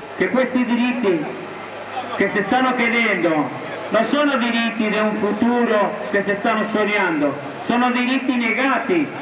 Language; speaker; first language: Italian; non-native, fluent; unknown